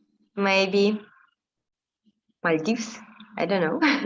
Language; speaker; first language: English; non-native, learner; Russian